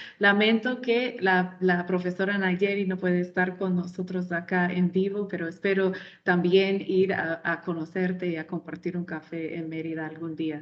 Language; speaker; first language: Spanish; non-native, fluent; English